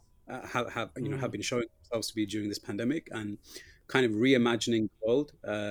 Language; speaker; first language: English; native; English